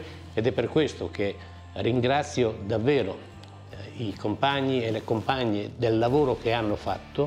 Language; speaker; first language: Italian; native; Italian